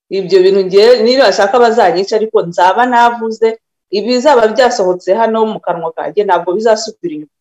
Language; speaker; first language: Kinyarwanda; early bilingual, other home language; Rundi